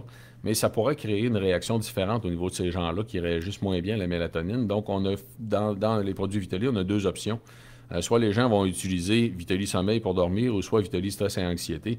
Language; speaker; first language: French; native; French